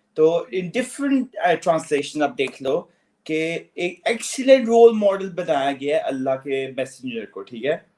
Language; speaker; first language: Urdu; native; Urdu